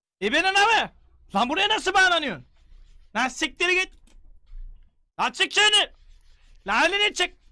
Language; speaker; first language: Turkish; native; Turkish